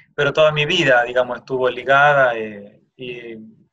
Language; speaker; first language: Spanish; native; Spanish